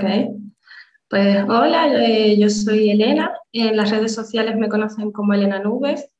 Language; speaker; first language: Spanish; native; Spanish